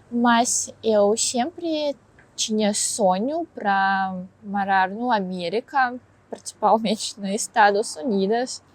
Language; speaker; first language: Portuguese; non-native, learner; Russian